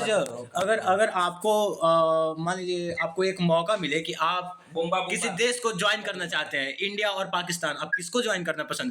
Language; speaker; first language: Hindi; native; Hindi